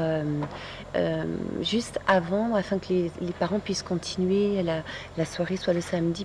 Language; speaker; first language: French; native; French